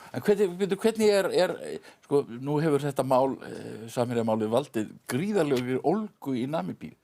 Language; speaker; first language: Icelandic; native; Icelandic